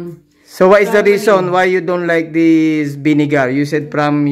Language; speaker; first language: English; non-native, local second language; Filipino